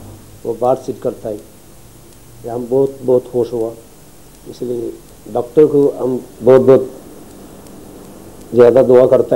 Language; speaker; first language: Hindi; non-native, learner; Bangla